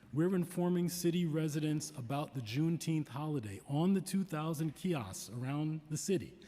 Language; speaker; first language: English; native; English